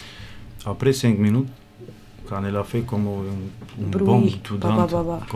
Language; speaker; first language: French; non-native, learner; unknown